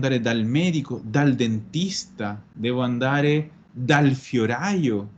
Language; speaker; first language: Italian; non-native, fluent; Spanish